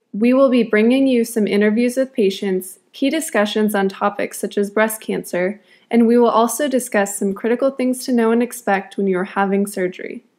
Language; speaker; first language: English; native; English